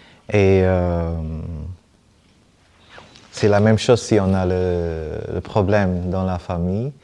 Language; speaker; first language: French; non-native, fluent; Vietnamese